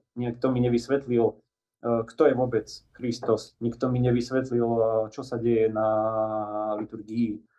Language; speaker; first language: Slovak; native; Slovak